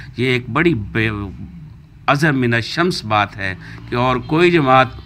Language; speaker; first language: Urdu; non-native, local second language; Punjabi